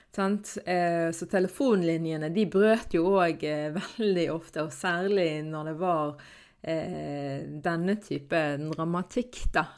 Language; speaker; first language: Norwegian; early bilingual, other home language; Arabic